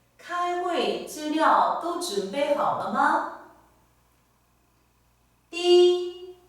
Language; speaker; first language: Chinese; non-native, fluent; Korean